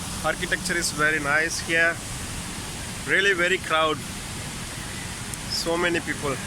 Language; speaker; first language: English; non-native, local second language; Tamil